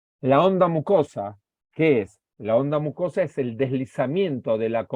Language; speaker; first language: Spanish; native; Spanish